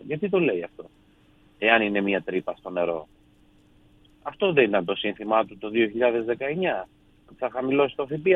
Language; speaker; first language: Greek; native; Greek